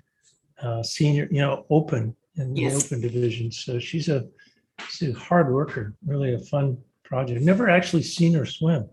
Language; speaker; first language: English; native; English